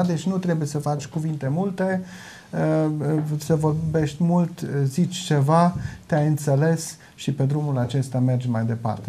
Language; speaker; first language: Romanian; non-native, local second language; German